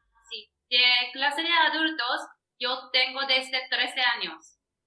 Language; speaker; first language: Spanish; non-native, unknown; Japanese